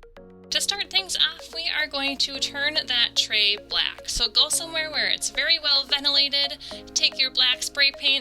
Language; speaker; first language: English; native; English